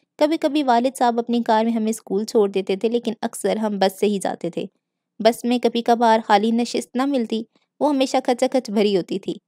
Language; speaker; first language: Urdu; native; Urdu